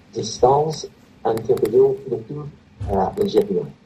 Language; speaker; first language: French; non-native, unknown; Persian